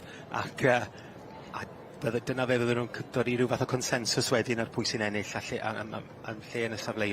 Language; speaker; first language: Welsh; native; Welsh